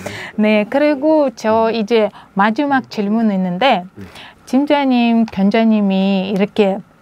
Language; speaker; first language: Korean; non-native, learner; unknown